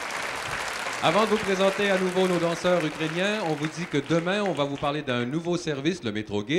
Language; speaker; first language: French; native; French